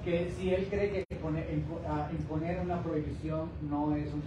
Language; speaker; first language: Spanish; native; Spanish